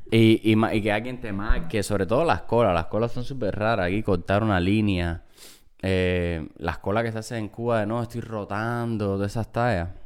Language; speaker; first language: Spanish; native; Spanish